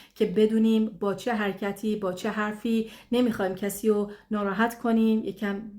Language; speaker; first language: Persian; non-native, fluent; English